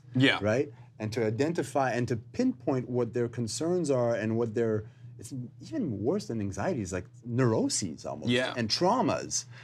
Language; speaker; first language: English; non-native, fluent; Turkish